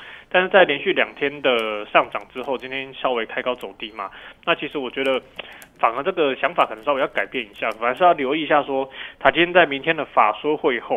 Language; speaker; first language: Chinese; native; Chinese